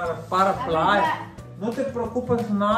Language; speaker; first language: Spanish; non-native, learner; Croatian